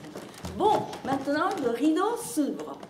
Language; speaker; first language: French; non-native, fluent; Japanese